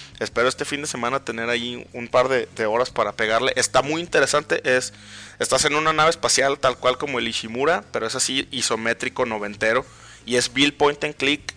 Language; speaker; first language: Spanish; native; Spanish